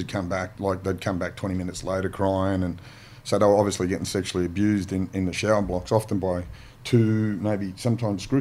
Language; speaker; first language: English; native; English